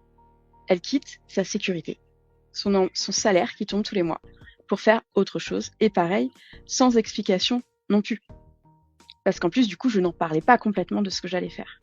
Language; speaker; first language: French; native; French